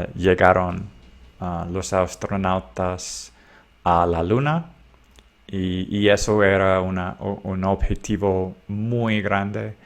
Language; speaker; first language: Spanish; non-native, fluent; English